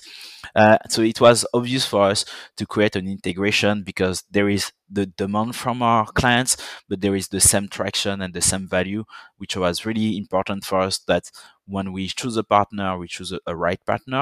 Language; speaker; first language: English; non-native, fluent; French